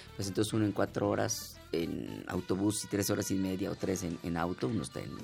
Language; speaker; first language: Spanish; native; Spanish